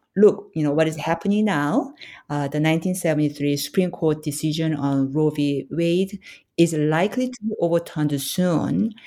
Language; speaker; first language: English; non-native, fluent; Korean